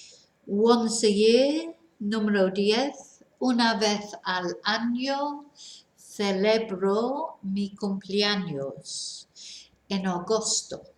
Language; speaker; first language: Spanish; non-native, fluent; English